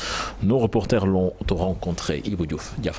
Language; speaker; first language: French; non-native, local second language; Wolof